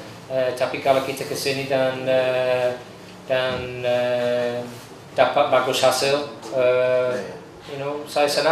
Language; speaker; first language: Indonesian; non-native, learner; English